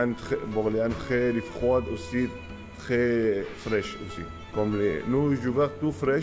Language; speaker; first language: French; non-native, learner; Arabic